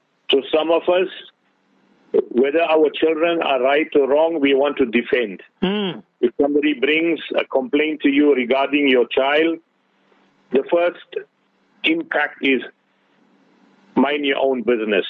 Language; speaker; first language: English; native; English